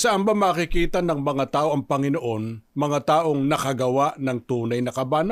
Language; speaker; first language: Filipino; native; Filipino